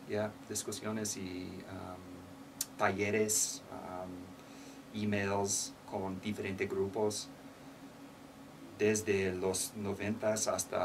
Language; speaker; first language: Spanish; non-native, learner; English